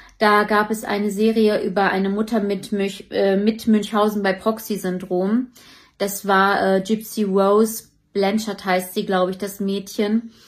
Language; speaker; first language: German; native; German